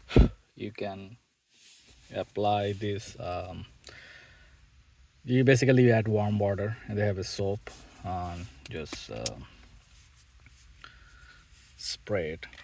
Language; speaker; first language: English; non-native, fluent; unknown